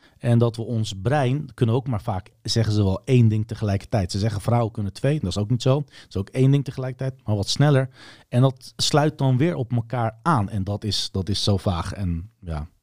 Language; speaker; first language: Dutch; early bilingual, other home language; Turkish